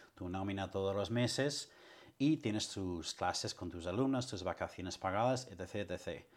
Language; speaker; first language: Spanish; non-native, fluent; English